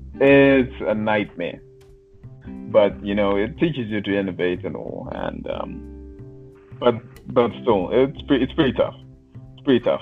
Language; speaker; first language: English; non-native, local second language; Shona